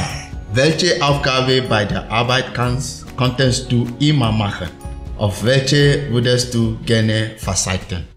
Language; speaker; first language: German; non-native, learner; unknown